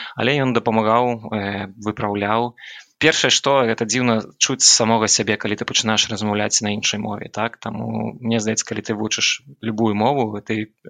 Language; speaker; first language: Belarusian; non-native, local second language; Russian